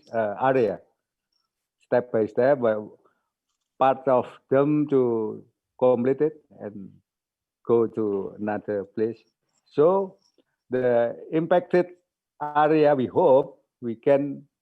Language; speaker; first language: English; non-native, learner; Indonesian